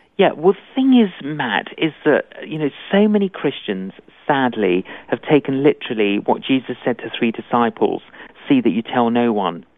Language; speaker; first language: English; native; English